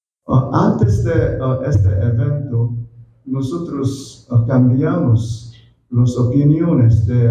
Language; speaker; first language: Spanish; non-native, fluent; Korean